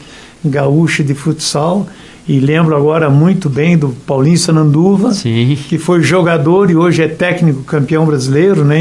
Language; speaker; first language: Portuguese; native; Portuguese